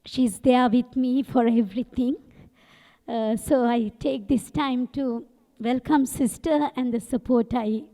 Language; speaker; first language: English; non-native, local second language; Sinhala